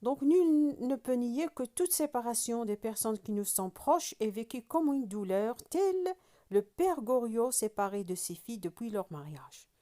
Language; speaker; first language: French; non-native, local second language; Arabic